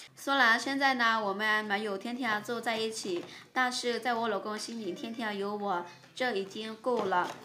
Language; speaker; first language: Chinese; non-native, fluent; Lao